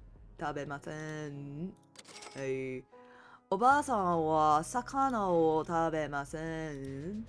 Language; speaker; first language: Japanese; non-native, learner; English